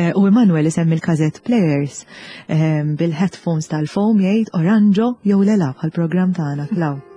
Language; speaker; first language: Maltese; native; Maltese